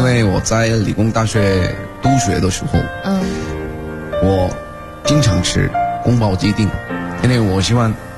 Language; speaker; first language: Chinese; non-native, learner; Korean